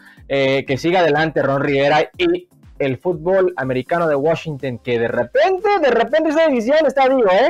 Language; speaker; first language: Spanish; native; Spanish